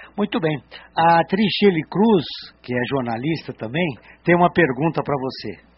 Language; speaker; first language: Portuguese; native; Portuguese